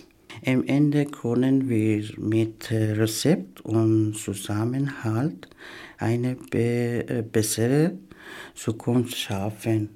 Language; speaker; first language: German; non-native, learner; Persian